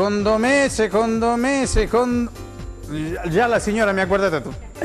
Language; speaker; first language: Italian; native; Italian